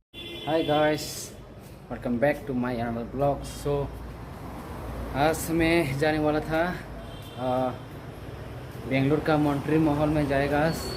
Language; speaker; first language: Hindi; non-native, local second language; Kok Borok